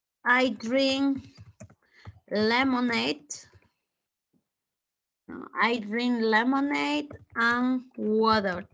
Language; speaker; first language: English; non-native, fluent; Spanish